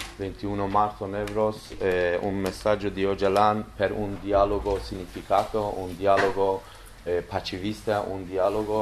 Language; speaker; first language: Italian; non-native, learner; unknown